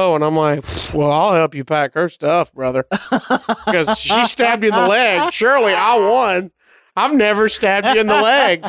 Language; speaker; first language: English; native; English